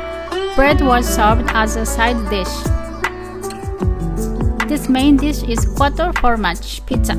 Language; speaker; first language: English; non-native, learner; Japanese